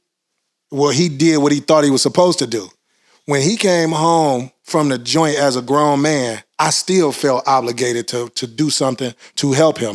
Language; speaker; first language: English; native; English